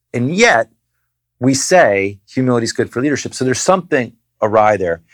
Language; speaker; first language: English; native; English